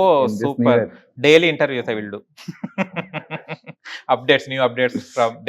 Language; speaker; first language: Telugu; native; Telugu